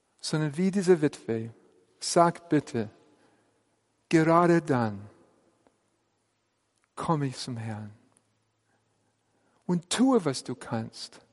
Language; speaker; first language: German; non-native, fluent; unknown